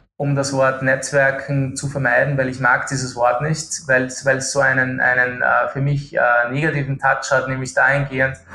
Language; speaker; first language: German; native; German